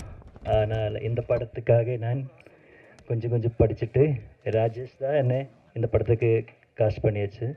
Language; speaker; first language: Tamil; non-native, learner; Malayalam